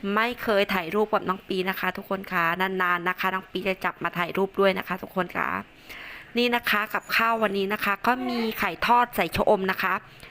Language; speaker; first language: Thai; non-native, local second language; Northern Khmer